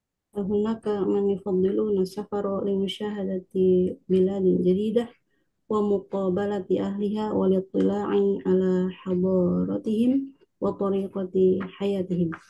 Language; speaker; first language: Arabic; non-native, learner; Indonesian